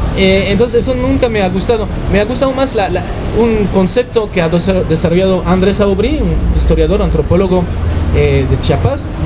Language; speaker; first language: Spanish; non-native, fluent; French